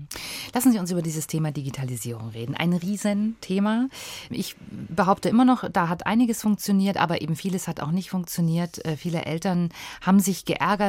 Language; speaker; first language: German; native; German